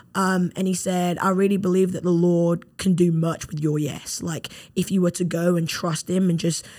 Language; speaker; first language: English; native; English